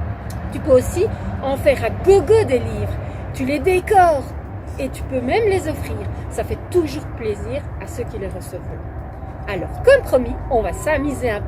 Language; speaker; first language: French; native; French